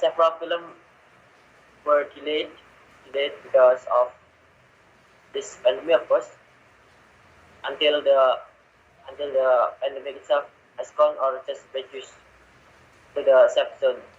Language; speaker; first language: English; non-native, learner; Indonesian